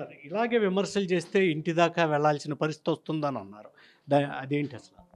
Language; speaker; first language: Telugu; native; Telugu